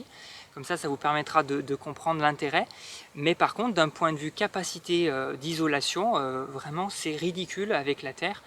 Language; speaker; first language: French; native; French